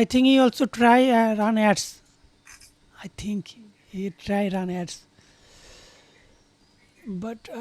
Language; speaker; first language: English; non-native, learner; Bangla